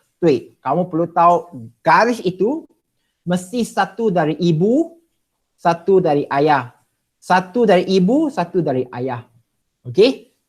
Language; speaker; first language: Malay; non-native, local second language; Chinese